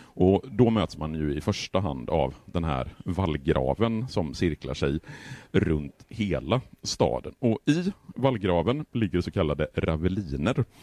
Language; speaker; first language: Swedish; native; Swedish